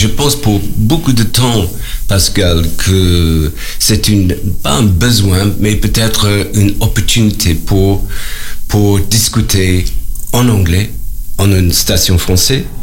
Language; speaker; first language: French; non-native, learner; English